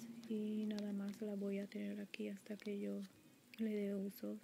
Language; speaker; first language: Spanish; early bilingual, heritage; Spanish